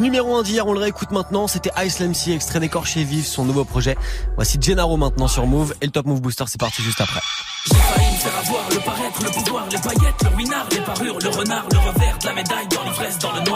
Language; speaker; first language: French; native; French